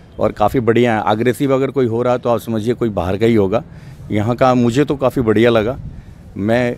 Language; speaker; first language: Hindi; native; Hindi